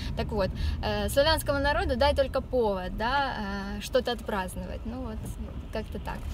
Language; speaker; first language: Russian; native; Russian